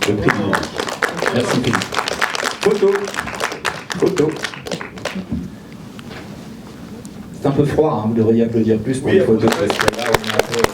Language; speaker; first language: French; native; French